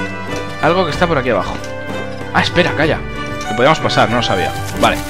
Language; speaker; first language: Spanish; native; Spanish